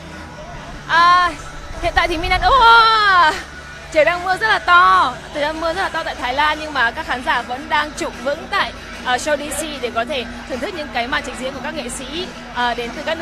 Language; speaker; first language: Vietnamese; native; Vietnamese